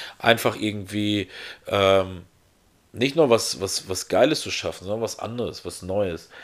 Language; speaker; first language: German; early bilingual, other home language; Russian